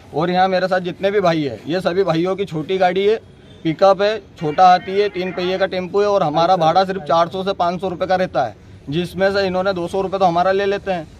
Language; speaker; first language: Hindi; native; Hindi